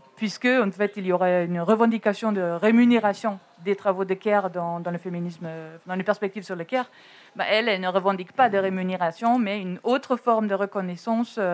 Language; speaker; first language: French; non-native, fluent; German